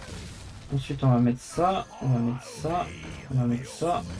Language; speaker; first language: French; native; French